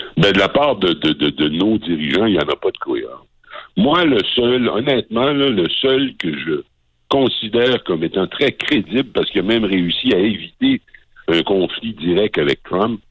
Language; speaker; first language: French; native; French